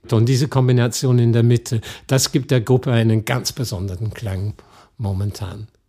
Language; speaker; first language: German; non-native, fluent; English